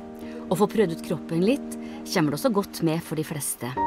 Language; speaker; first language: Norwegian; native; Norwegian